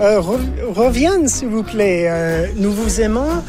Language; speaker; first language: French; non-native, learner; English